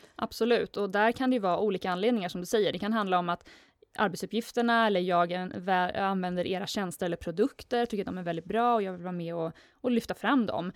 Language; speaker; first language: Swedish; native; Swedish